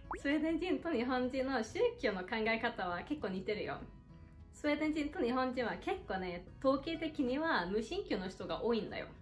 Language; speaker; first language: Japanese; non-native, fluent; Swedish